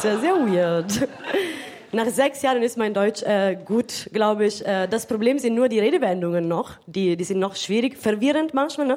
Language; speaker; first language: German; non-native, fluent; Italian